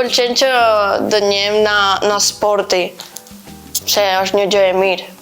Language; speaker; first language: Albanian; early bilingual, heritage; Albanian